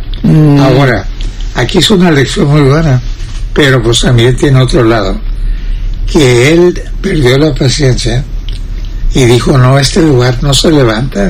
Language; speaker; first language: Spanish; early bilingual, heritage; Spanish